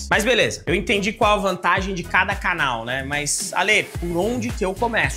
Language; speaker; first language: Portuguese; native; Portuguese